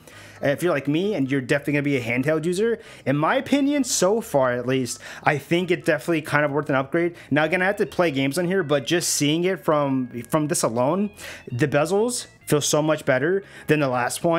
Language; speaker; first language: English; native; English